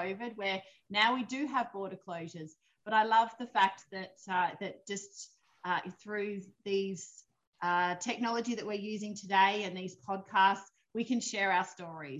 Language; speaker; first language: English; native; English